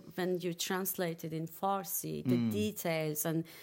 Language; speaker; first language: English; non-native, fluent; Persian